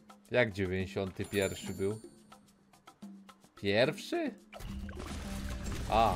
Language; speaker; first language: Polish; native; Polish